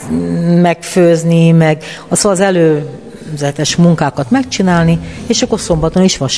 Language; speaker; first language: Hungarian; early bilingual, heritage; Hungarian